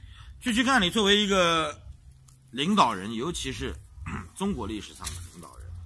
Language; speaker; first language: Chinese; native; Chinese